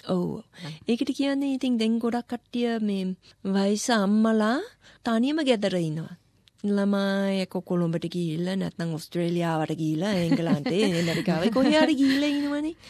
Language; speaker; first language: Sinhala; non-native, fluent; English